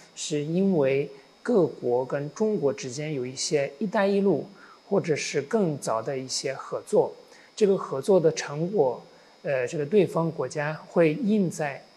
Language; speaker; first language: Chinese; non-native, fluent; Hungarian